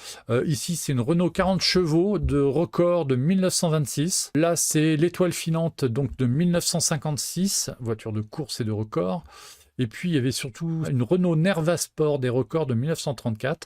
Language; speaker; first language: French; native; French